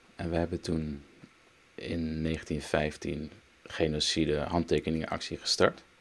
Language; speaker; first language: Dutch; early bilingual, other home language; Turkish